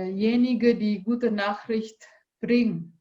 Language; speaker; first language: German; non-native, learner; Indonesian